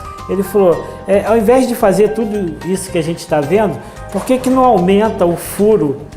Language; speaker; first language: Portuguese; native; Portuguese